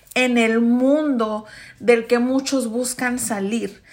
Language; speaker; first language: Spanish; early bilingual, heritage; Spanish